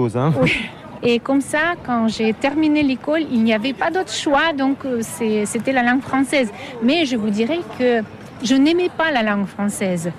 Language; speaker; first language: French; non-native, fluent; Russian